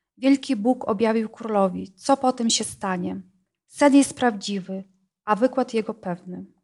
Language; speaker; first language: Polish; non-native, fluent; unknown